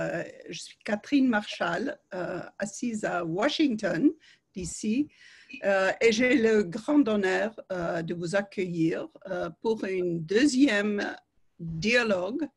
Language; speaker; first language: French; non-native, fluent; English